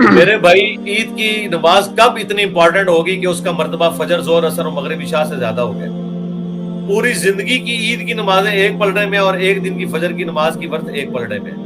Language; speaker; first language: Urdu; non-native, local second language; Punjabi